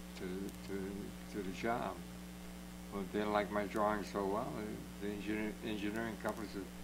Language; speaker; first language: English; native; English